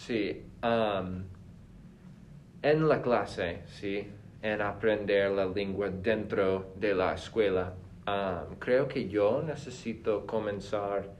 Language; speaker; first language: Spanish; non-native, fluent; English